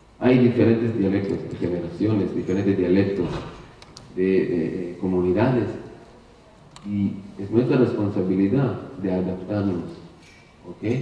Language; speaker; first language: Spanish; non-native, learner; Hebrew